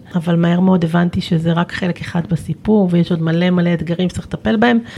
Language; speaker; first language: Hebrew; native; Hebrew